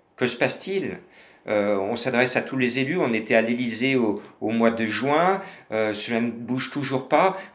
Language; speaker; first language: French; native; French